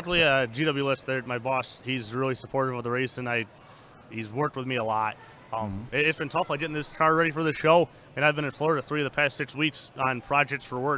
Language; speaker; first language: English; native; English